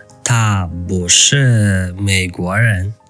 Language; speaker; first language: Chinese; non-native, learner; English